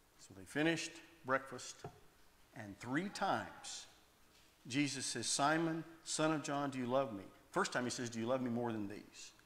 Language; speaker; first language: English; native; English